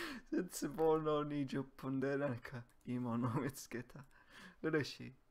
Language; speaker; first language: Japanese; non-native, learner; English